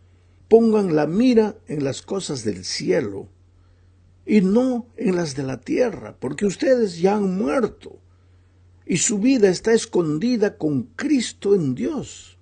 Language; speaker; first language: Spanish; native; Spanish